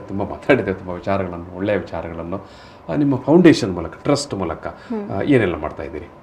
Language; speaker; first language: Kannada; native; Kannada